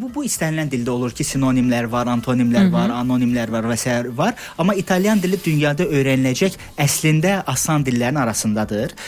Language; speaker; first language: Azerbaijani; early bilingual, heritage; Azerbaijani